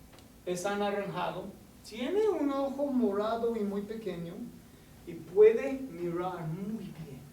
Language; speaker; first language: Spanish; non-native, fluent; English